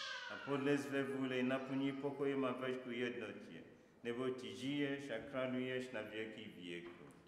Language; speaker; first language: Czech; non-native, learner; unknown